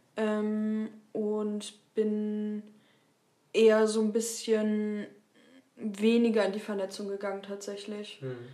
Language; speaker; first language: German; native; German